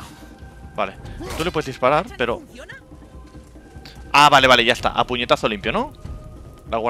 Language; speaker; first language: Spanish; native; Spanish